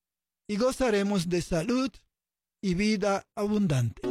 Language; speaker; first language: Spanish; native; Spanish